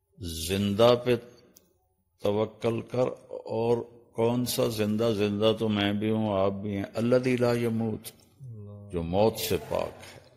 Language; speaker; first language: Urdu; non-native, local second language; Punjabi